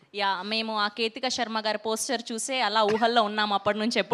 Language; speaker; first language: Telugu; native; Telugu